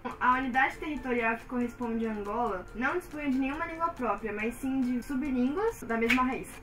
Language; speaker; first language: Portuguese; native; Portuguese